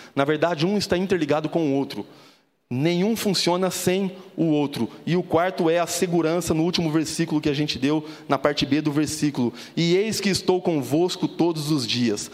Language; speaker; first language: Portuguese; native; Portuguese